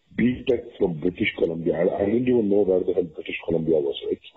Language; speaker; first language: English; non-native, local second language; Tamil